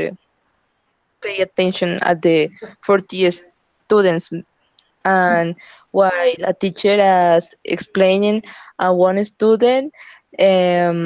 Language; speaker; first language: English; non-native, learner; Spanish